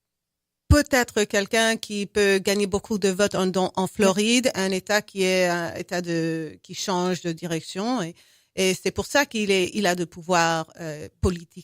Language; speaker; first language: French; non-native, fluent; English